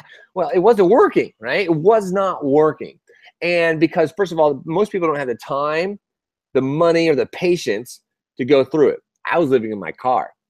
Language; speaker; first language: English; native; English